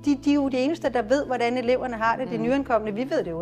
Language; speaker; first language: Danish; native; Danish